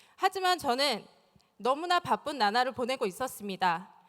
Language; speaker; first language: Korean; native; Korean